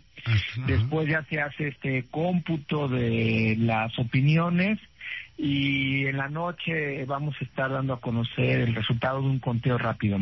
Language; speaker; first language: Spanish; native; Spanish